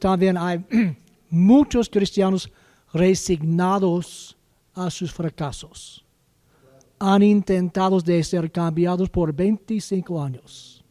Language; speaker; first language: Spanish; non-native, learner; English